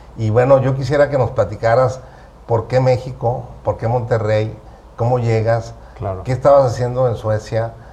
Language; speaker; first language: Spanish; native; Spanish